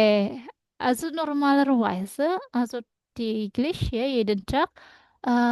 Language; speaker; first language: German; non-native, fluent; Indonesian